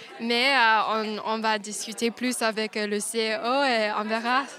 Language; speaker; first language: French; non-native, fluent; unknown